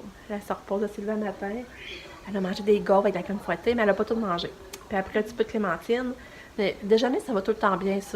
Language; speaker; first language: French; native; French